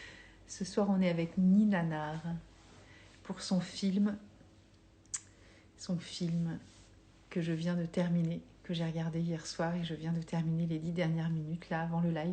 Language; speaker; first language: French; native; French